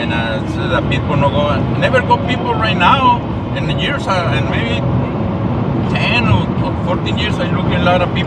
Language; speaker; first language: English; non-native, learner; Spanish